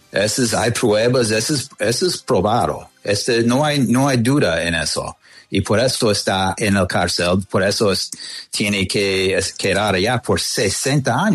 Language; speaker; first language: Spanish; non-native, fluent; English